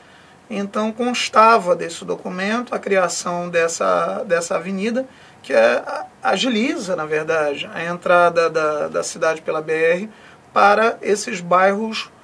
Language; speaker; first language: Portuguese; native; Portuguese